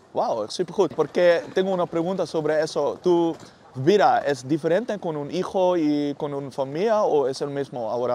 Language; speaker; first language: Spanish; non-native, learner; Dutch